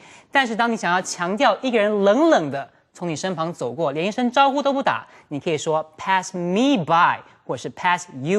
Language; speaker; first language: Chinese; native; Chinese